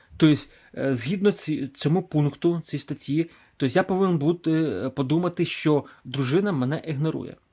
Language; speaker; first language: Ukrainian; non-native, local second language; Russian